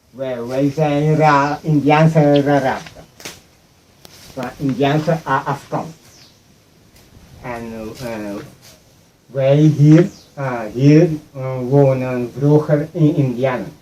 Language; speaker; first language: Dutch; non-native, local second language; Papiamento